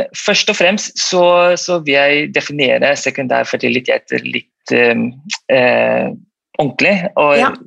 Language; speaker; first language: Norwegian; non-native, fluent; Malay